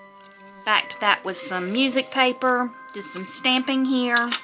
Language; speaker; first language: English; native; English